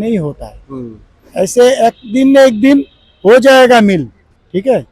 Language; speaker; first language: Hindi; non-native, learner; Bangla